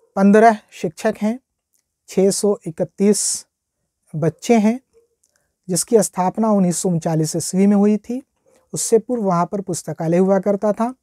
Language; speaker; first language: Hindi; native; Hindi